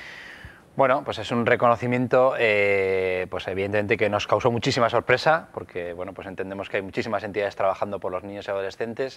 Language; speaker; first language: Spanish; native; Spanish